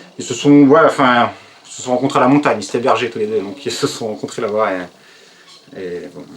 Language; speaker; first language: French; native; French